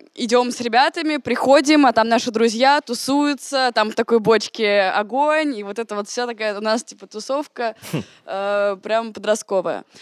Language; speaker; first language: Russian; native; Russian